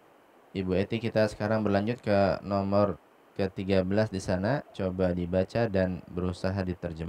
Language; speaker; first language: Indonesian; native; Indonesian